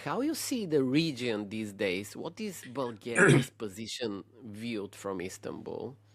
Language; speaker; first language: English; non-native, fluent; Bulgarian